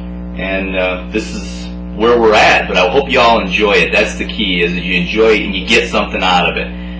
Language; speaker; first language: English; native; English